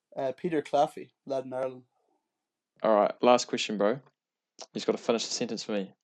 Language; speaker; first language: English; native; English